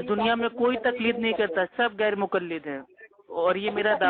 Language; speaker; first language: Hindi; native; Hindi